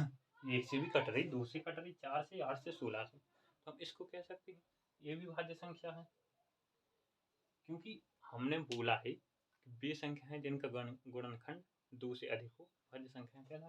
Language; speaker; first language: Hindi; native; Hindi